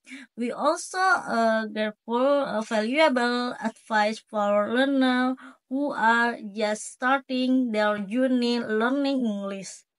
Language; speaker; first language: English; non-native, learner; Indonesian